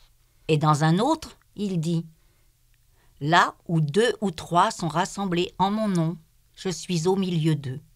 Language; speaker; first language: French; native; French